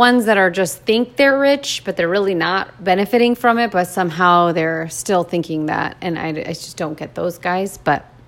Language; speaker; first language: English; native; English